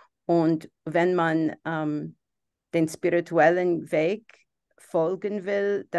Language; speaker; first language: German; non-native, fluent; English